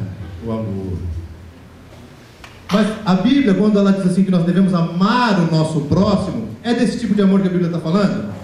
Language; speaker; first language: Portuguese; native; Portuguese